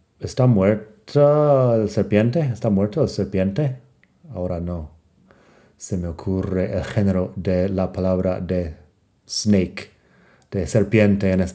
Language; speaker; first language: Spanish; non-native, fluent; English